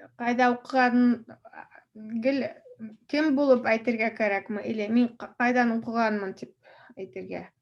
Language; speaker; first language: Tatar; non-native, local second language; Russian